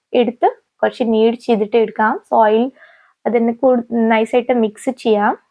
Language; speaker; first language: Malayalam; non-native, local second language; Hindi